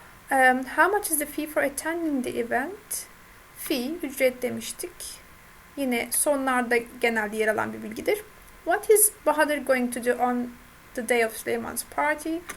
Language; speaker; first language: English; non-native, fluent; Turkish